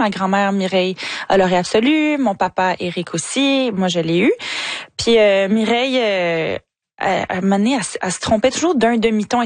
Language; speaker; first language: French; native; French